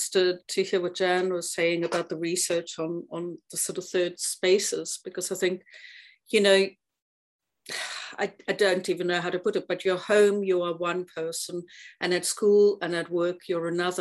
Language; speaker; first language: English; native; English